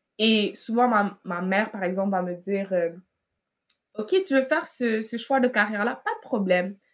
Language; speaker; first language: French; early bilingual, other home language; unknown